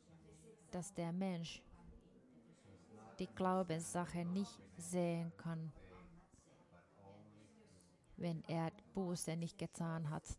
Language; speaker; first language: German; non-native, fluent; Finnish